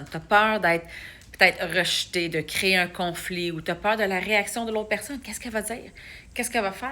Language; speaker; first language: French; native; French